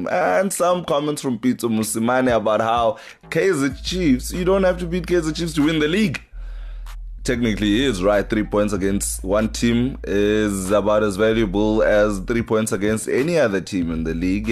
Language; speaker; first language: English; non-native, local second language; Xhosa